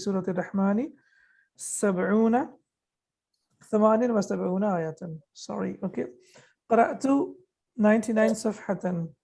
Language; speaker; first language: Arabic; non-native, fluent; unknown